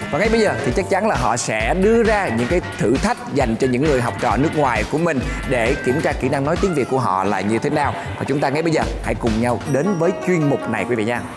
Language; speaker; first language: Vietnamese; native; Vietnamese